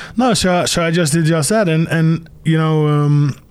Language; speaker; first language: English; early bilingual, other home language; Dutch